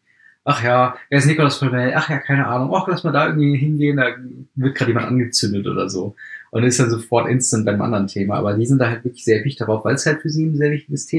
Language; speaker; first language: German; native; German